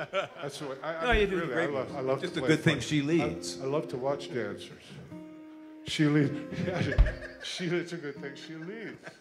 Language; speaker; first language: English; native; English